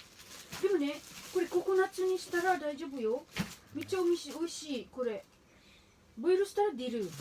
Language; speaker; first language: Japanese; non-native, local second language; Filipino